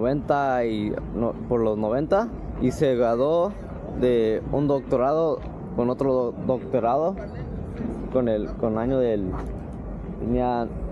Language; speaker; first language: Spanish; early bilingual, heritage; Spanish